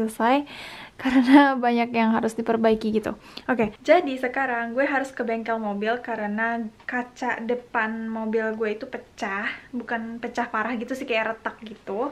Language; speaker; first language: Indonesian; native; Indonesian